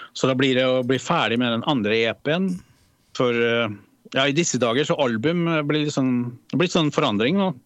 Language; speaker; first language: Norwegian; early bilingual, other home language; Polish